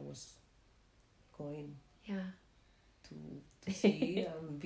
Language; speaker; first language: English; non-native, fluent; Spanish